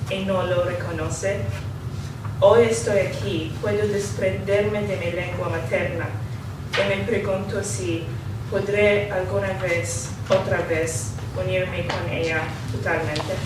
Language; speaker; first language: Spanish; non-native, learner; Arabic